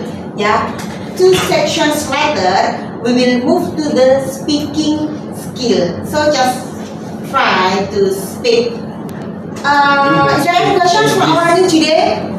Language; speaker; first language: English; non-native, fluent; Javanese